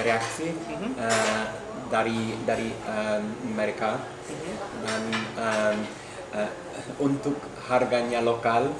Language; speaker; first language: Indonesian; non-native, learner; English